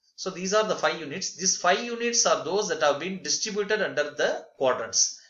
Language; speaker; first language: English; non-native, local second language; Tamil